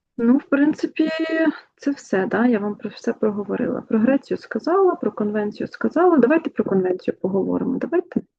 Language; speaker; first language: Ukrainian; non-native, local second language; Russian